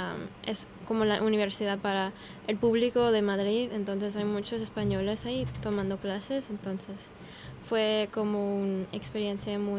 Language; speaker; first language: Spanish; non-native, fluent; English